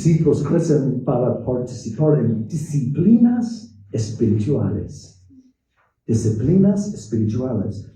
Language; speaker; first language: Spanish; non-native, fluent; English